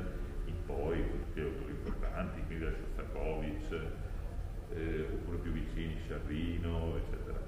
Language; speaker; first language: Italian; native; Italian